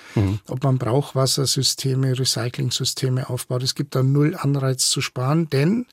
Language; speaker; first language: German; native; German